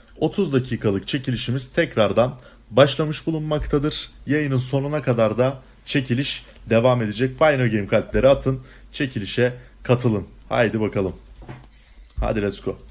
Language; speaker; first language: Turkish; native; Turkish